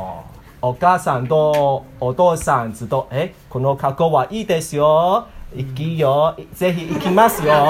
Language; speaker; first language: Japanese; non-native, learner; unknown